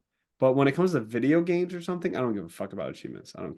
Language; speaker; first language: English; native; English